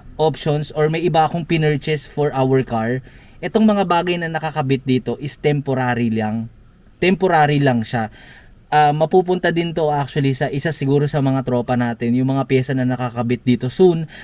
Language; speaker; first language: Filipino; native; Filipino